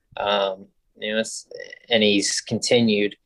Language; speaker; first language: English; native; English